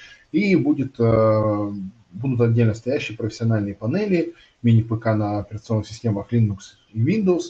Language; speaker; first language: Russian; native; Russian